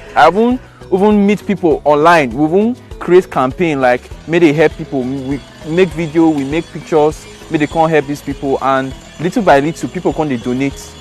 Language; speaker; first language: Nigerian Pidgin; native; Nigerian Pidgin